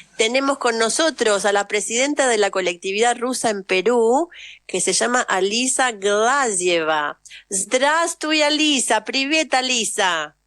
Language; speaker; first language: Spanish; native; Spanish